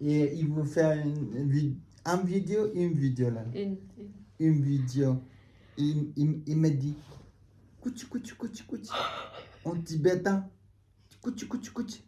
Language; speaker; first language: French; non-native, learner; Tibetan